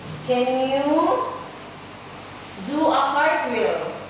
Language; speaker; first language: English; non-native, fluent; Vietnamese